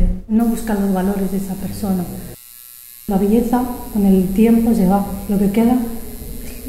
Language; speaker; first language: Spanish; early bilingual, other home language; Arabic